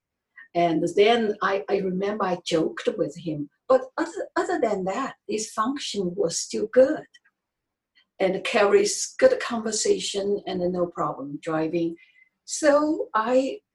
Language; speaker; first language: English; non-native, fluent; Chinese